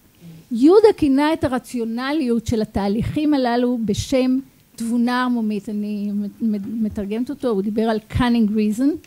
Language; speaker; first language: Hebrew; native; Hebrew